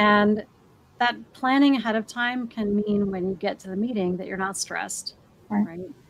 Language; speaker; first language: English; native; English